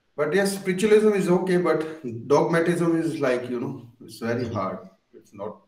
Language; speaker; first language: English; non-native, local second language; Punjabi